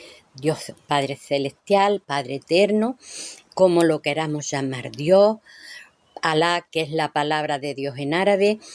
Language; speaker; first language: Spanish; native; Spanish